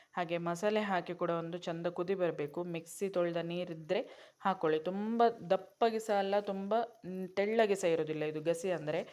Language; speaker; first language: Kannada; non-native, local second language; Konkani